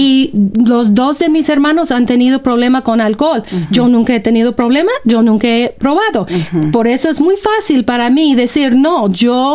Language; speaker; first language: Spanish; non-native, fluent; English